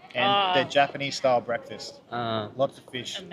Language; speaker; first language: English; native; English